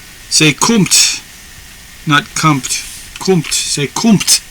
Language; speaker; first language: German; non-native, learner; English